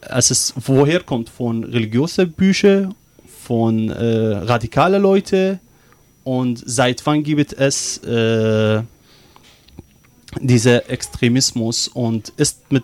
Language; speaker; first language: German; non-native, learner; Arabic